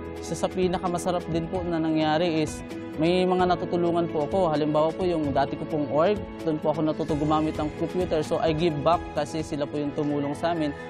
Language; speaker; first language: Filipino; native; Filipino